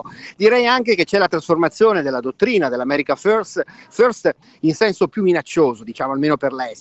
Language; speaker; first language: Italian; native; Italian